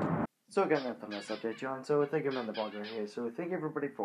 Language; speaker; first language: English; native; English